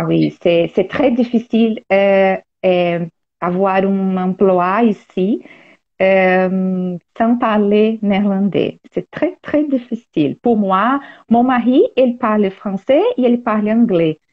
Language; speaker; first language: French; non-native, learner; Portuguese